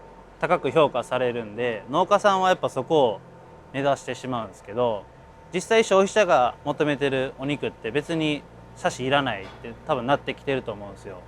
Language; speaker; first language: Japanese; native; Japanese